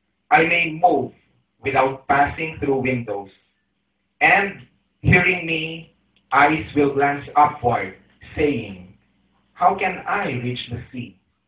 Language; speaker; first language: English; non-native, local second language; Filipino